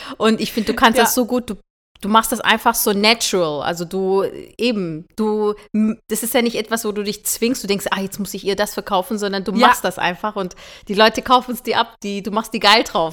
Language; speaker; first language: German; early bilingual, other home language; Turkish